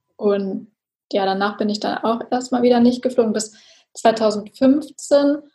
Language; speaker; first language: German; native; German